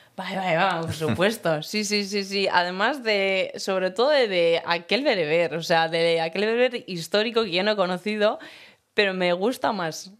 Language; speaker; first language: Spanish; early bilingual, other home language; Berber languages